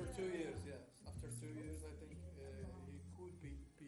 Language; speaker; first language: English; non-native, fluent; Arabic